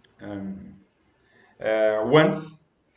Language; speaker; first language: English; non-native, learner; Portuguese